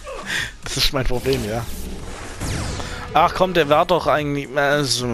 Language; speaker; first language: German; native; German